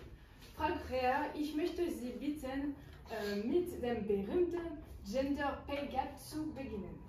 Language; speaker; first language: German; non-native, learner; French